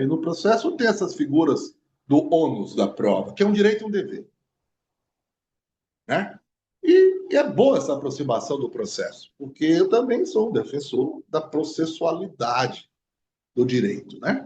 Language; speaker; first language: Portuguese; native; Portuguese